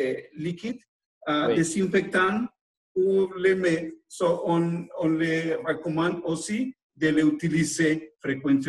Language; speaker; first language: French; non-native, fluent; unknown